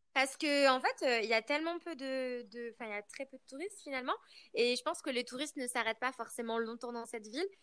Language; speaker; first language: French; native; French